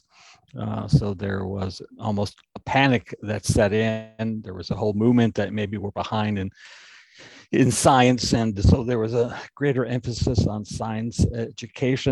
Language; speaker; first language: English; native; English